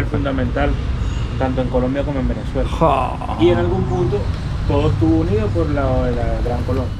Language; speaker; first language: Spanish; native; Spanish